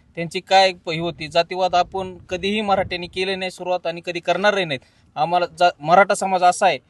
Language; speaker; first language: Marathi; native; Marathi